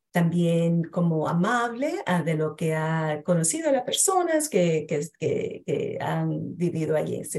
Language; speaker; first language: Spanish; early bilingual, heritage; Spanish